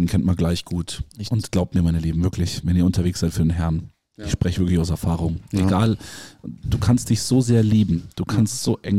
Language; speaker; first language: German; native; German